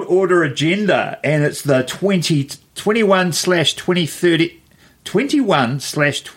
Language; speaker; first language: English; native; English